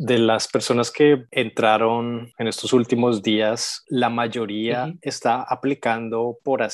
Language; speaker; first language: Spanish; native; Spanish